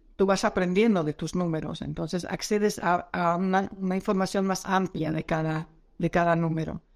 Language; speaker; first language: Spanish; non-native, fluent; Dutch